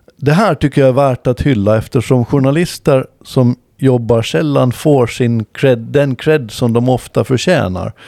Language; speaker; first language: Swedish; native; Swedish